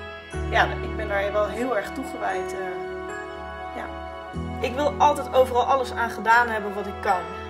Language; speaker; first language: Dutch; native; Dutch